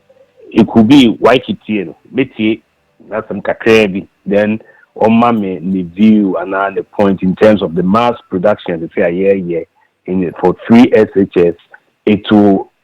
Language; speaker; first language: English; non-native, local second language; Akan